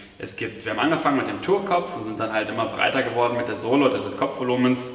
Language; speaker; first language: German; native; German